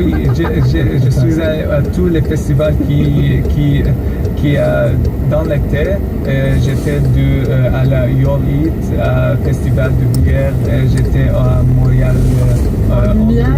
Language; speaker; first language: French; non-native, learner; Arabic